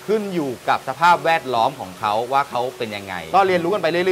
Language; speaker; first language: Thai; native; Thai